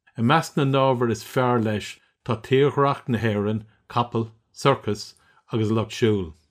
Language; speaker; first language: Irish; non-native, local second language; English